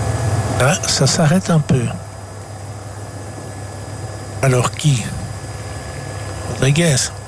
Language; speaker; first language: French; native; French